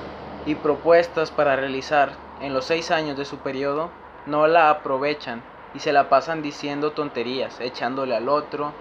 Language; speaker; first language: Spanish; native; Spanish